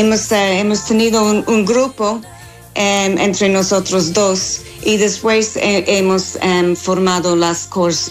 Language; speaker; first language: Spanish; non-native, fluent; English